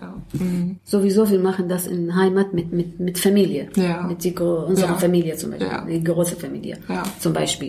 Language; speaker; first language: German; non-native, learner; Arabic